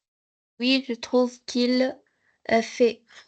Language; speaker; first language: French; non-native, learner; Arabic